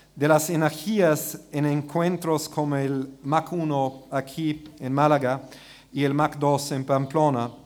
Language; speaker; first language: Spanish; non-native, learner; German